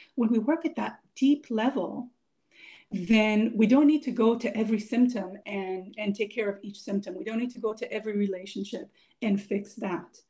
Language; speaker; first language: English; non-native, fluent; Hebrew